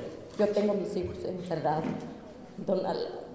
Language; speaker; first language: Spanish; non-native, local second language; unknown